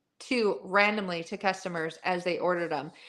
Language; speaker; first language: English; native; English